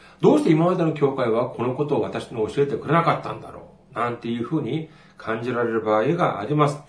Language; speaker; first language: Japanese; non-native, fluent; Korean